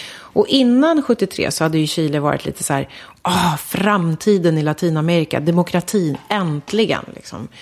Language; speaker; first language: Swedish; early bilingual, other home language; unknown